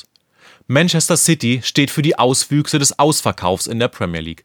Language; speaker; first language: German; native; German